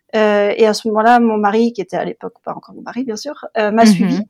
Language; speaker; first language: French; native; French